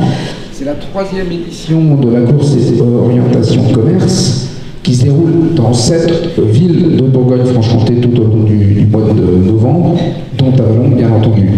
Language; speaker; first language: French; native; French